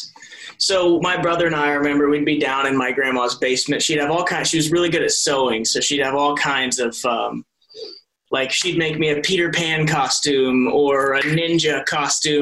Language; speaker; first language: English; native; English